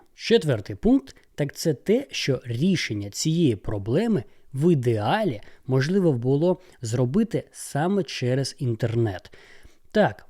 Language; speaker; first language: Ukrainian; non-native, local second language; Russian